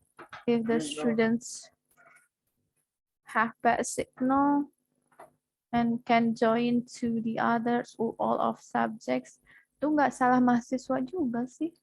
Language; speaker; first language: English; non-native, fluent; Indonesian